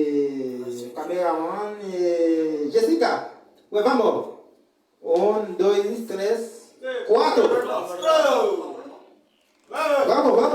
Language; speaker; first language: Portuguese; non-native, learner; Haitian Creole